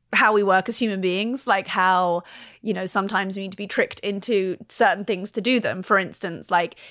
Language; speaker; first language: English; native; English